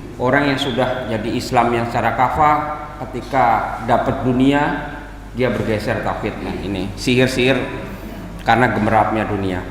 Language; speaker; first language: Indonesian; native; Indonesian